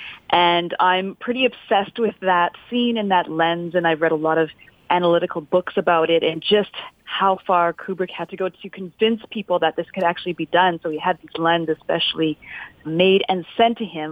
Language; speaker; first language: English; non-native, local second language; French